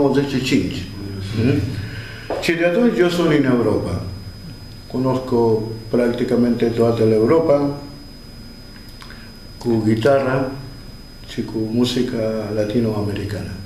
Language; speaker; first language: Romanian; non-native, learner; Spanish